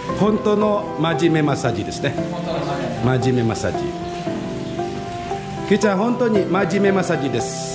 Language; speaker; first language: Japanese; non-native, local second language; Indonesian